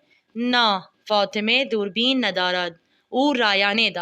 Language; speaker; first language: Persian; non-native, fluent; Urdu